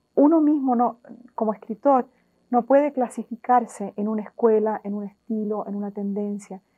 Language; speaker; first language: Spanish; native; Spanish